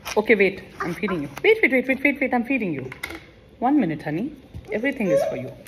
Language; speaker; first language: English; non-native, local second language; Kannada